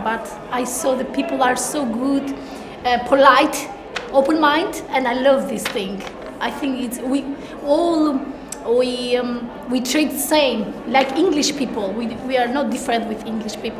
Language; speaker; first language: English; non-native, learner; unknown